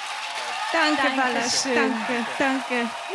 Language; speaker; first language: German; non-native, fluent; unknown